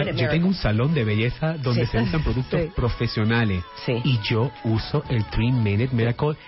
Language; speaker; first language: Spanish; native; Spanish